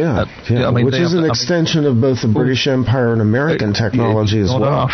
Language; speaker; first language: English; native; English